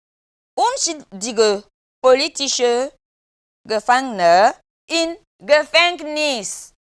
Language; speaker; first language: German; non-native, learner; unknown